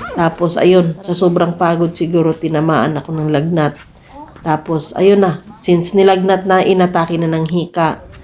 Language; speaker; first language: Filipino; non-native, local second language; Cebuano